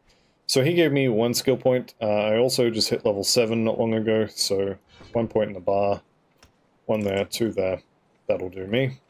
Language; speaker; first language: English; native; English